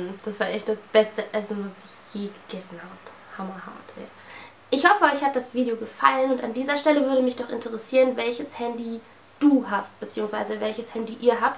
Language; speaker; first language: German; native; German